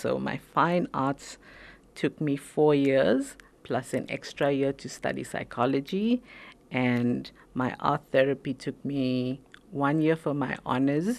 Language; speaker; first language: English; native; English